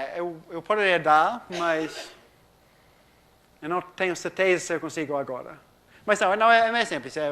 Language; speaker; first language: Portuguese; non-native, fluent; English